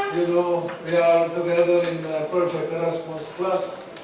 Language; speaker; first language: English; non-native, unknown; Albanian